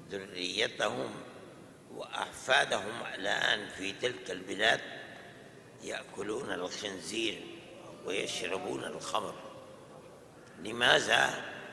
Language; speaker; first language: Arabic; non-native, fluent; Urdu